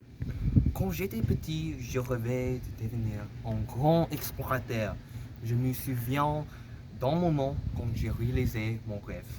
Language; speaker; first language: French; non-native, learner; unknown